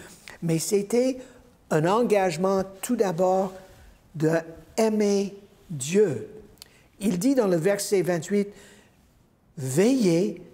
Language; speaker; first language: French; non-native, fluent; English